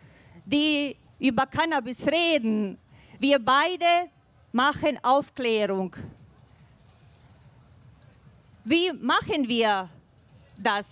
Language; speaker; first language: German; non-native, fluent; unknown